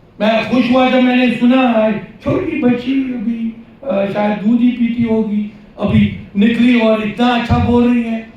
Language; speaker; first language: Urdu; non-native, local second language; Kashmiri